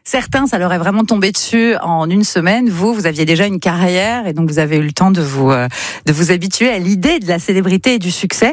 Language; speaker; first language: French; native; French